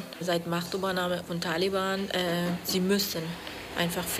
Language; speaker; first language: German; non-native, fluent; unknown